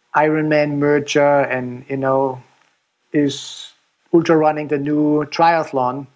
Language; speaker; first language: English; non-native, fluent; German